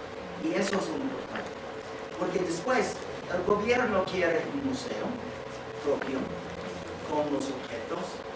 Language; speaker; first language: Spanish; non-native, fluent; English